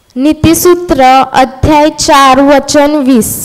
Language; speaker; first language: Hindi; non-native, local second language; Marathi